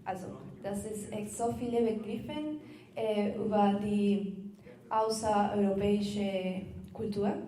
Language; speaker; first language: German; non-native, learner; Spanish